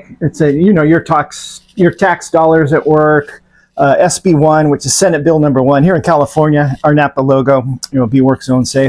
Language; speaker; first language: English; native; English